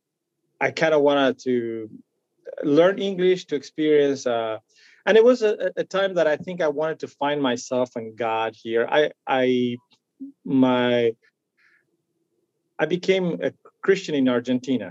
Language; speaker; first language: English; non-native, fluent; Spanish